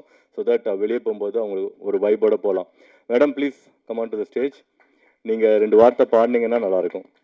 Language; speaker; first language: Tamil; native; Tamil